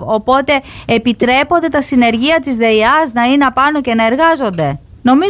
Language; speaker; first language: Greek; native; Greek